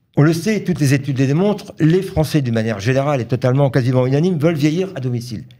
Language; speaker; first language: French; native; French